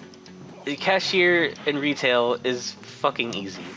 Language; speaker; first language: English; native; English